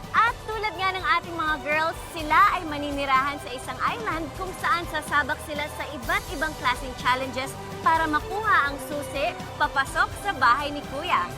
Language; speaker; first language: Filipino; native; Filipino